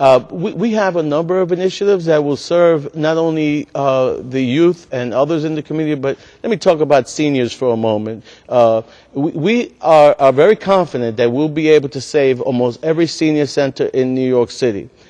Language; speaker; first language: English; early bilingual, other home language; Spanish